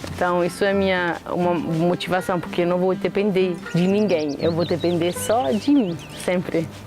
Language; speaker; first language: Portuguese; non-native, fluent; German